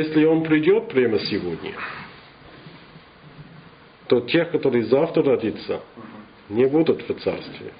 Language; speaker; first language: Russian; non-native, fluent; English